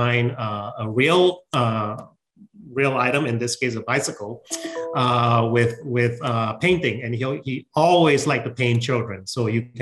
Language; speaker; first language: English; non-native, local second language; Min Nan Chinese